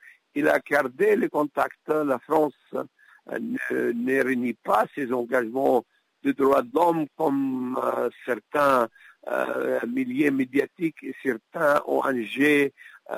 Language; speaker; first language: French; non-native, local second language; Arabic